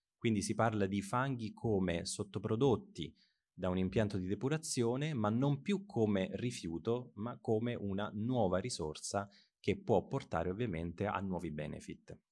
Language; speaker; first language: Italian; native; Italian